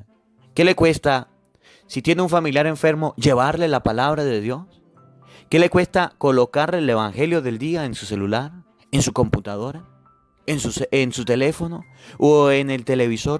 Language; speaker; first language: Spanish; native; Spanish